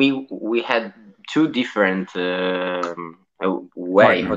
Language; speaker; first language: English; non-native, learner; Italian